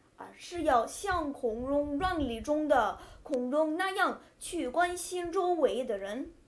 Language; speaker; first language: Chinese; non-native, fluent; English